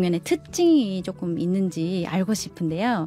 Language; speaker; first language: Korean; native; Korean